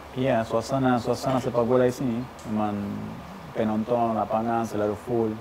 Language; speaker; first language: Indonesian; non-native, fluent; Spanish